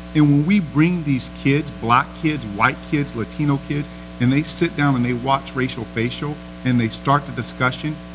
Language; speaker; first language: English; native; English